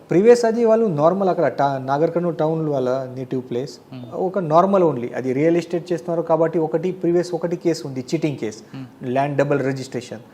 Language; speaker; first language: Telugu; non-native, fluent; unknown